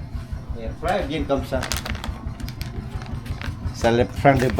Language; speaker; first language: French; non-native, learner; Khmer